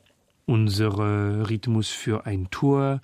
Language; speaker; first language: German; non-native, fluent; French